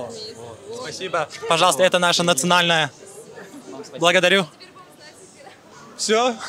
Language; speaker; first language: Russian; non-native, fluent; Turkmen